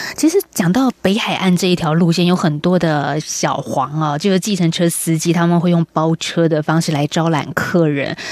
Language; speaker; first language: Chinese; native; Chinese